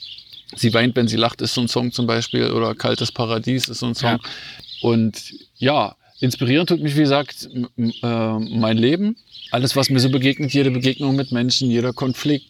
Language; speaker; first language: German; native; German